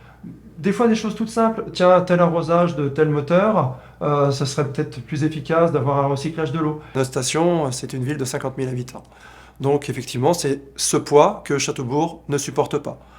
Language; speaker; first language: French; native; French